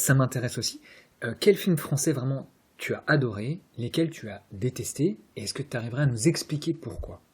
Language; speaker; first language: French; native; French